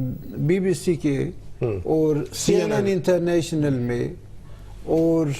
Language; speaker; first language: Hindi; non-native, learner; Turkish